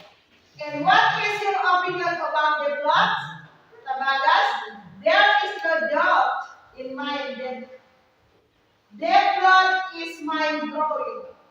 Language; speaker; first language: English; non-native, learner; Indonesian